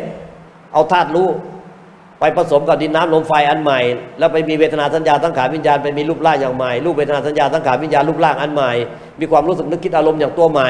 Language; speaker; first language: Thai; native; Thai